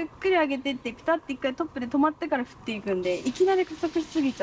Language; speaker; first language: Japanese; native; Japanese